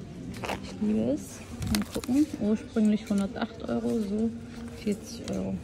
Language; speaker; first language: German; early bilingual, other home language; Turkish